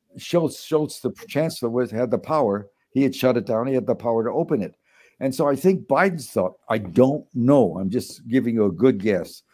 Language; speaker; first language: English; native; English